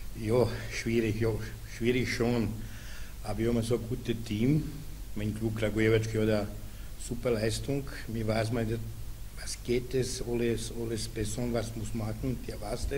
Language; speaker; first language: German; non-native, learner; Serbian